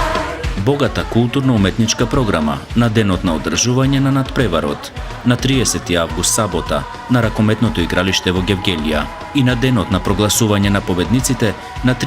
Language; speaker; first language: Macedonian; native; Macedonian